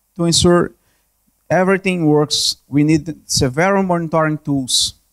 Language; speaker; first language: English; non-native, learner; Portuguese